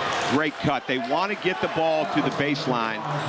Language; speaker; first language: English; native; English